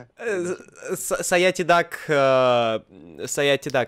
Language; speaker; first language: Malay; non-native, learner; Russian